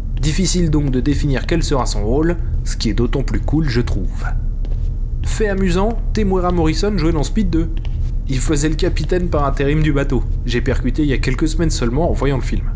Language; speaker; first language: French; native; French